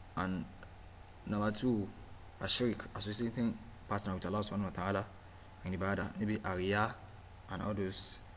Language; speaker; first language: English; non-native, local second language; Yoruba